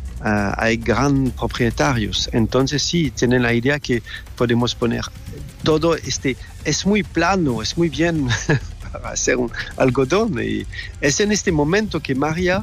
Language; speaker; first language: Spanish; non-native, learner; French